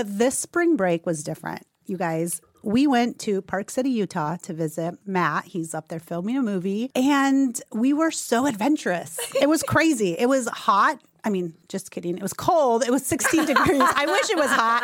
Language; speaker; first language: English; native; English